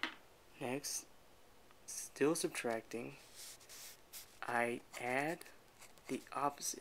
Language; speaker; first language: English; native; English